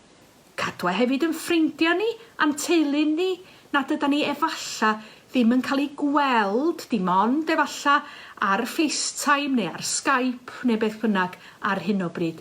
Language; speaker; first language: Welsh; native; Welsh